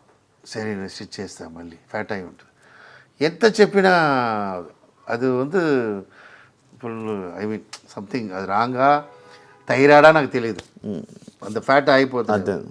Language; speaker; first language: Telugu; non-native, learner; Tamil